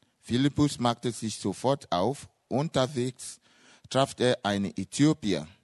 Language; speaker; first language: German; non-native, fluent; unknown